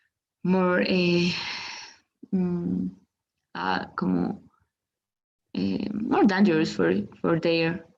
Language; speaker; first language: English; non-native, learner; Spanish